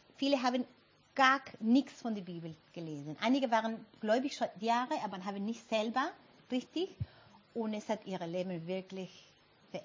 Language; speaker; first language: German; non-native, fluent; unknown